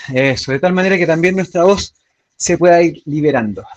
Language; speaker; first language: Spanish; native; Spanish